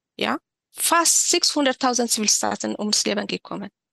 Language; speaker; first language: German; non-native, learner; Tigrinya